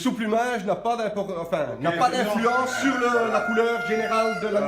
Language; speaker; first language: French; native; French